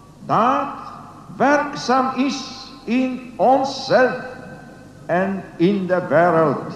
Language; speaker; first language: Dutch; non-native, learner; Polish